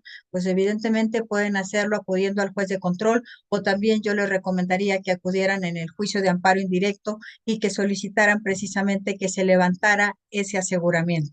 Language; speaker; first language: Spanish; native; Spanish